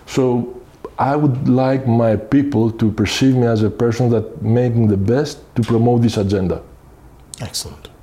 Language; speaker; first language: English; non-native, fluent; Greek